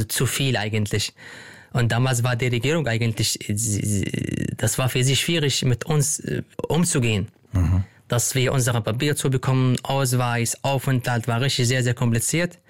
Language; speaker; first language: German; non-native, learner; Arabic